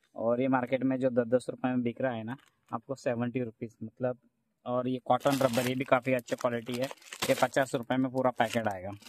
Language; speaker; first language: Hindi; non-native, local second language; Marathi